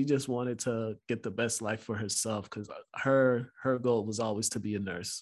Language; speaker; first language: English; early bilingual, other home language; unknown